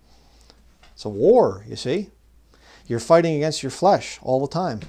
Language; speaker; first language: English; native; English